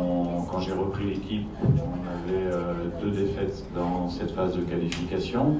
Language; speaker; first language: French; native; French